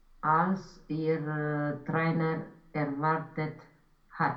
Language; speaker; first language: German; non-native, learner; Romanian